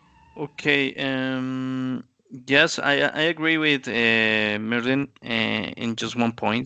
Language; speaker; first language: English; non-native, learner; Spanish